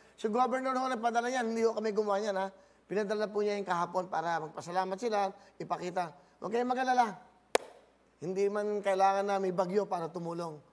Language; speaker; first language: Filipino; native; Filipino